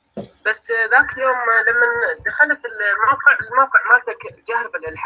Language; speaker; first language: Arabic; native; Arabic